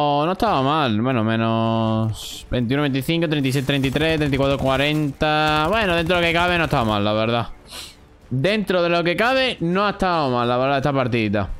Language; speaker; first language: Spanish; native; Spanish